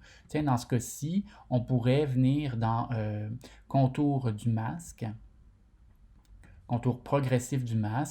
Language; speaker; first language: French; native; French